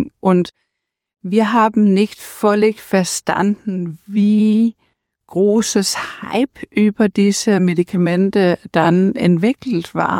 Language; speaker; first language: German; non-native, learner; Danish